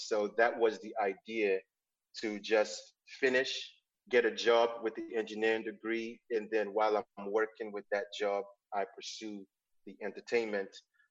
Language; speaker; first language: English; non-native, local second language; Igbo